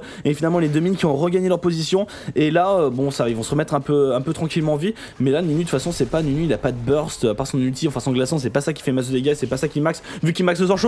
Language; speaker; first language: French; native; French